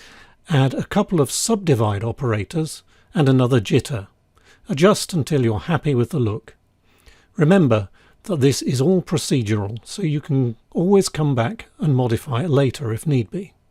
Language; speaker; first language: English; native; English